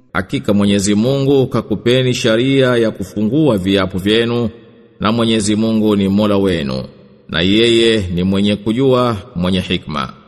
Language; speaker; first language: Swahili; native; Swahili